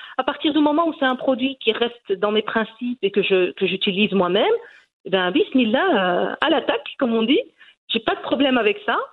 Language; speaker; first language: French; early bilingual, other home language; Riffian